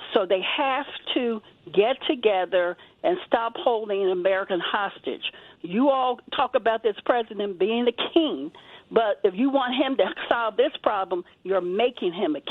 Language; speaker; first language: English; native; English